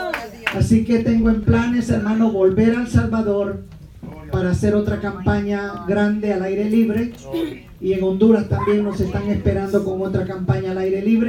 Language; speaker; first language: Spanish; native; Spanish